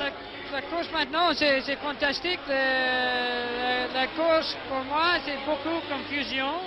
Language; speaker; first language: French; non-native, learner; English